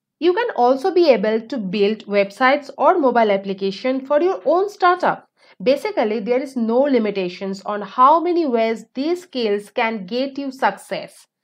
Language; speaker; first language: English; non-native, local second language; Bangla